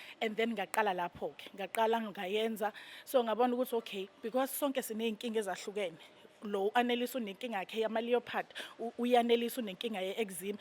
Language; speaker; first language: Zulu; native; Zulu